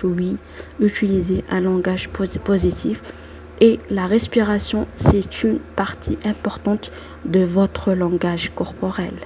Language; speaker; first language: French; non-native, local second language; Arabic